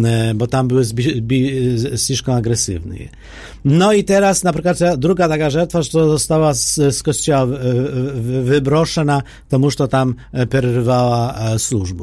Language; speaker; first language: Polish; non-native, learner; Ukrainian